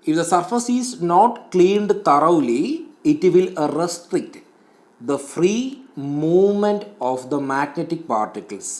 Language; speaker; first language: English; non-native, local second language; Malayalam